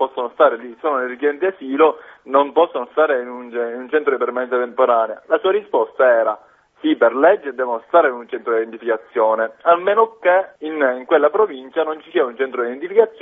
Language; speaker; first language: Italian; native; Italian